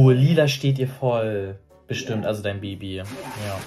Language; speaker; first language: German; native; German